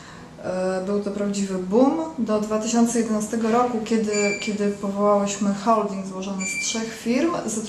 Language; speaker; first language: Polish; native; Polish